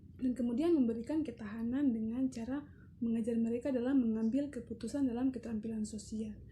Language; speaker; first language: Indonesian; native; Indonesian